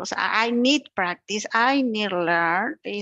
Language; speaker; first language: English; non-native, learner; Spanish